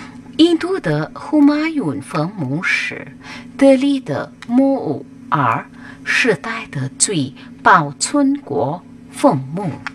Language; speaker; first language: Chinese; non-native, fluent; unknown